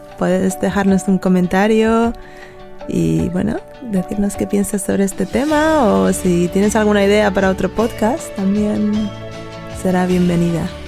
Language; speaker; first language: Spanish; native; Spanish